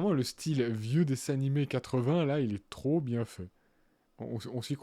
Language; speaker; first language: French; native; French